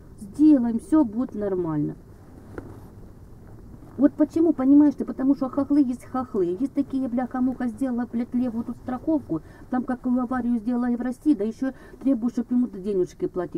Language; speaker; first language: Russian; native; Russian